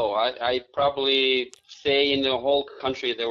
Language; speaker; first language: English; non-native, fluent; Albanian